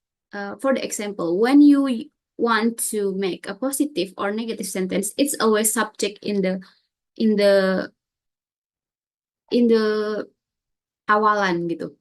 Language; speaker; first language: English; non-native, learner; Indonesian